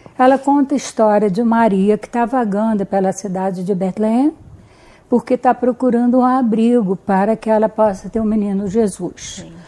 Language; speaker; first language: Portuguese; early bilingual, other home language; Hungarian